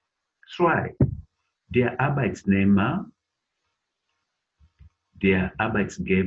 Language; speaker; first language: German; non-native, learner; English